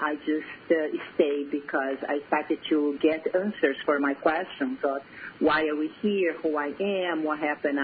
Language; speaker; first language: English; non-native, fluent; Portuguese